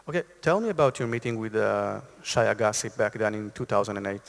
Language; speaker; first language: English; non-native, fluent; Hebrew